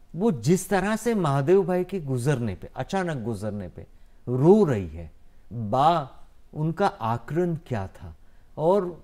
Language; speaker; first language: Hindi; non-native, local second language; Gujarati